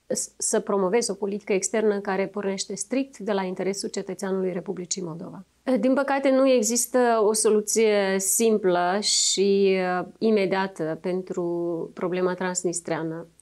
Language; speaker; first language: Romanian; native; Romanian